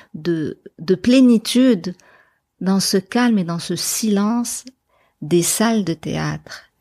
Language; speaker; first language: French; non-native, local second language; Arabic